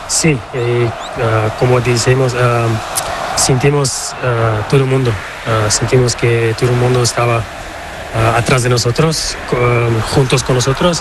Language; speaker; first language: Spanish; non-native, learner; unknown